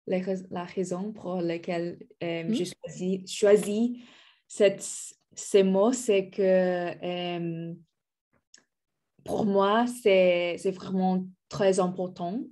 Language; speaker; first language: French; non-native, learner; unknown